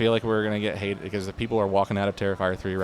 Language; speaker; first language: English; native; English